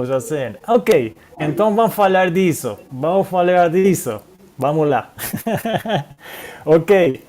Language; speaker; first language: Portuguese; non-native, fluent; Spanish